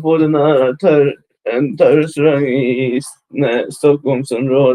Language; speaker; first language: Swedish; early bilingual, other home language; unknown